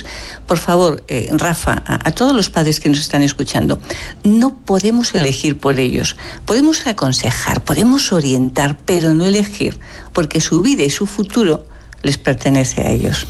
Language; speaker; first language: Spanish; native; Spanish